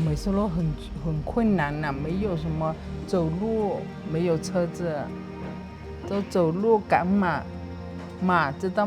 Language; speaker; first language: Chinese; early bilingual, heritage; Chinese